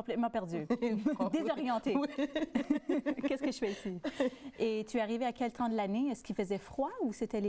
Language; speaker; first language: French; native; French